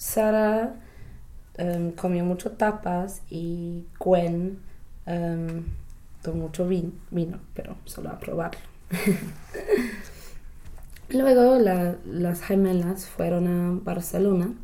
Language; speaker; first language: Spanish; non-native, learner; English